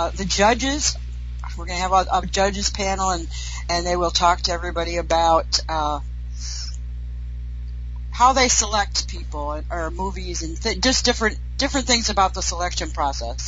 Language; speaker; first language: English; native; English